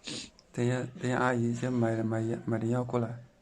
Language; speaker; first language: Chinese; native; Chinese